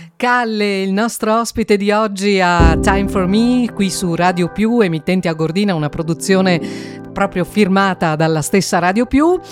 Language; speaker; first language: Italian; native; Italian